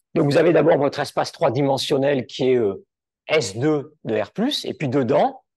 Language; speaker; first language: French; native; French